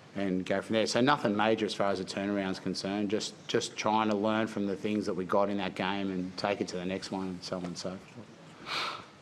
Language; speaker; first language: English; native; English